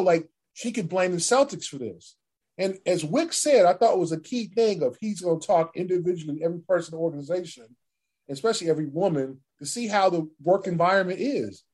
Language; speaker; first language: English; native; English